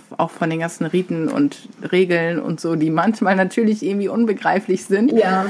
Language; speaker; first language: German; native; German